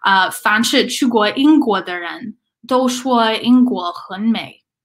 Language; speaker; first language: Chinese; non-native, learner; English